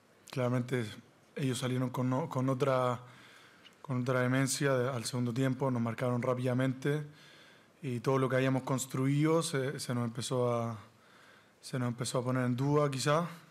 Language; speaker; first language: Spanish; native; Spanish